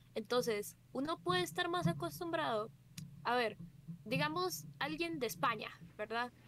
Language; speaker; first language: Spanish; native; Spanish